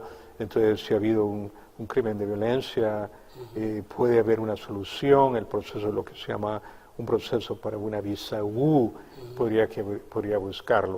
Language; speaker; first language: Spanish; native; Spanish